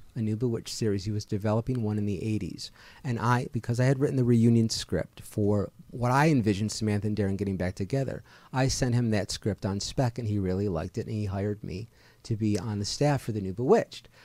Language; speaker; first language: English; native; English